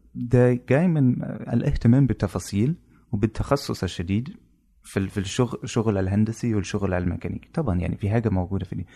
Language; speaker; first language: Arabic; non-native, fluent; German